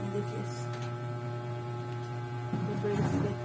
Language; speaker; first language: English; non-native, local second language; Filipino